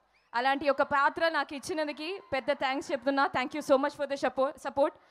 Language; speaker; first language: Telugu; non-native, fluent; Malayalam